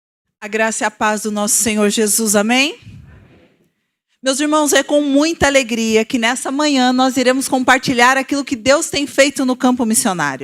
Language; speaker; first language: Portuguese; native; Portuguese